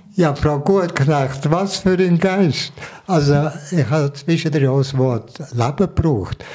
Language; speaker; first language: German; native; German